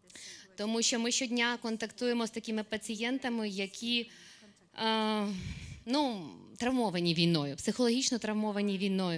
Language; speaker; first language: Ukrainian; native; Ukrainian